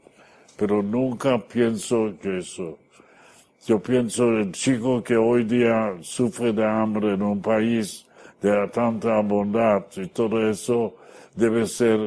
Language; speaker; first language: Spanish; non-native, fluent; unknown